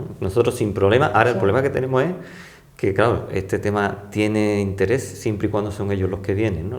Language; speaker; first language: Spanish; native; Spanish